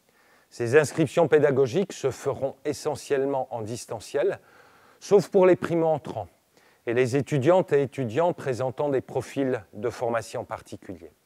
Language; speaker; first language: French; native; French